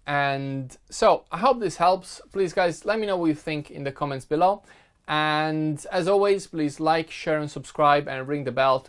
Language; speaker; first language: English; non-native, fluent; Italian